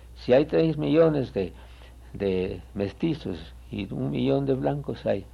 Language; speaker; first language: Spanish; native; Spanish